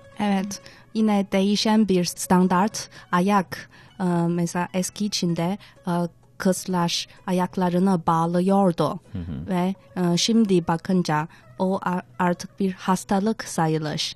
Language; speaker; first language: Turkish; non-native, fluent; Chinese